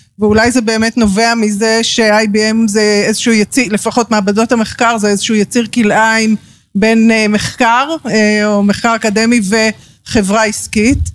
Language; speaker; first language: Hebrew; native; Hebrew